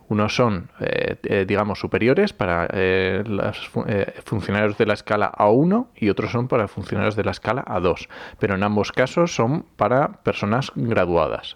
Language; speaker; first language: Spanish; native; Spanish